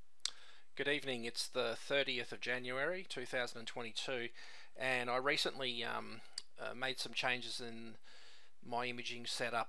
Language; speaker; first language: English; native; English